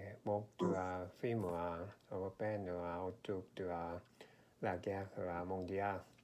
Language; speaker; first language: French; non-native, learner; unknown